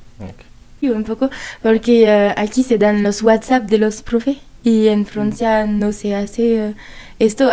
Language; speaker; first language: Spanish; non-native, learner; French